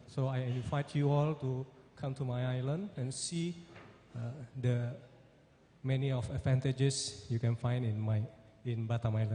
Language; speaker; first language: English; non-native, learner; Indonesian